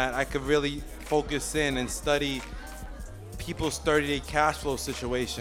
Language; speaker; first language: English; native; English